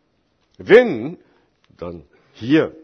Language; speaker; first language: German; non-native, fluent; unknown